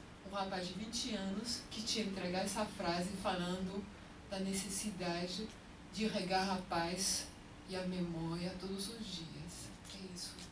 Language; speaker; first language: Portuguese; non-native, fluent; French